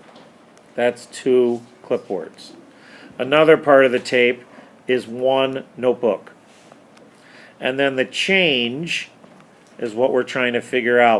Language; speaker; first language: English; native; English